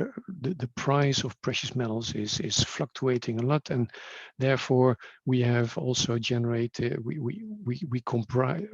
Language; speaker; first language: English; non-native, fluent; Dutch